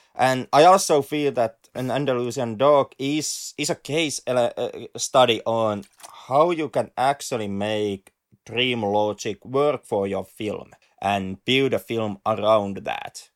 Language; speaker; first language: English; non-native, fluent; Finnish